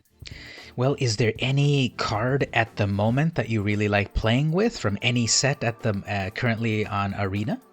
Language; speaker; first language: English; native; English